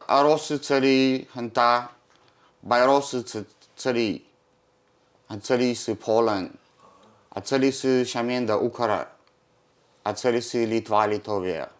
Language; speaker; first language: Chinese; non-native, learner; Russian